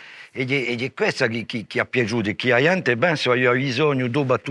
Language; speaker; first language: Italian; non-native, learner; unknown